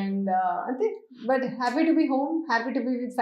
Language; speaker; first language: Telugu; non-native, learner; Hindi